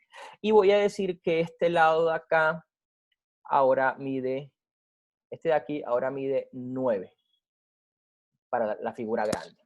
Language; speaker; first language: Spanish; native; Spanish